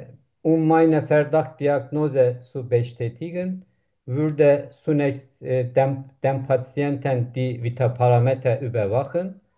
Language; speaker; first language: German; non-native, learner; Turkish